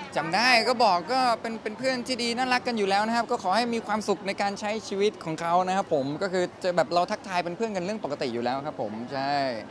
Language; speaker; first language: Thai; native; Thai